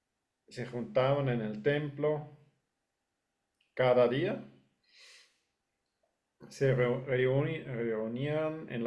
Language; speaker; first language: Spanish; non-native, fluent; English